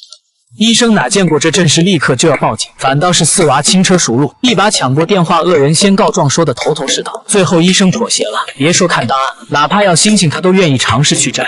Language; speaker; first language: Chinese; native; Chinese